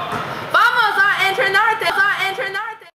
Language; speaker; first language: Spanish; non-native, learner; English